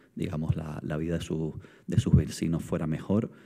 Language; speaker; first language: Spanish; native; Spanish